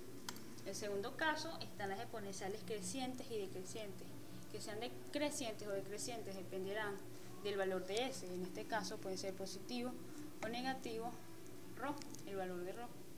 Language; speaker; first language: Spanish; native; Spanish